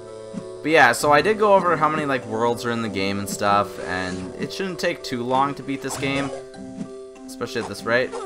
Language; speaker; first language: English; native; English